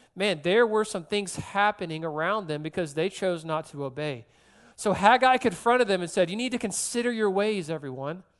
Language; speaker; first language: English; native; English